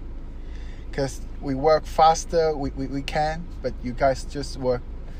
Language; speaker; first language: English; non-native, local second language; Cantonese